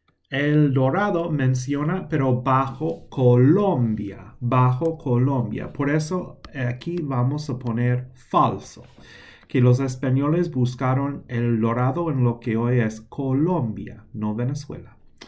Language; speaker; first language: Spanish; non-native, fluent; English